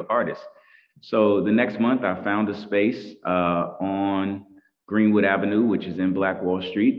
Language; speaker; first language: English; native; English